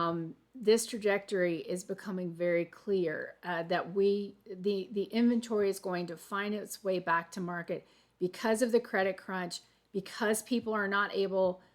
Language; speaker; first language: English; native; English